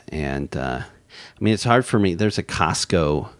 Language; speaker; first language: English; native; English